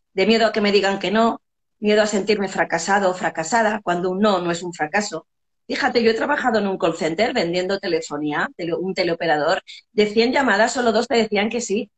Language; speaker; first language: Spanish; native; Spanish